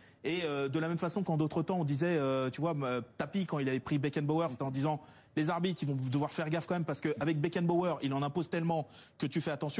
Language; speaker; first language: French; native; French